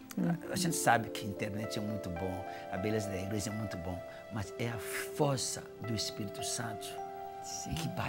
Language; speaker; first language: Portuguese; non-native, fluent; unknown